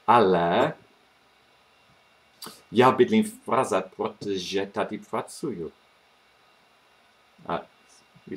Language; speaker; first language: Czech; non-native, fluent; English